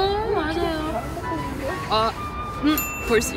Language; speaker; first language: Korean; non-native, learner; English